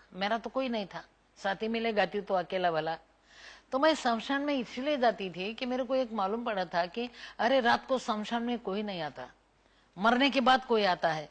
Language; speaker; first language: Hindi; non-native, local second language; Marathi